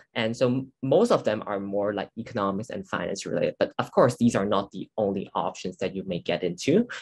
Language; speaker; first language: English; non-native, local second language; Cantonese